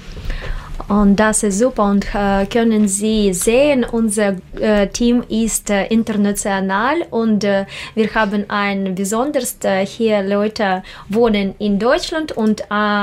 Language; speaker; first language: German; non-native, learner; Russian